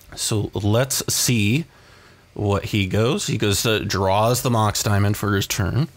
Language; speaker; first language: English; native; English